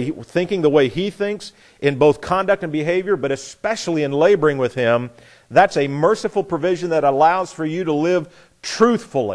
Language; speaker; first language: English; native; English